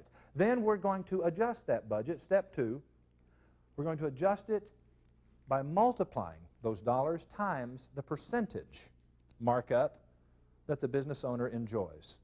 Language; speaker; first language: English; native; English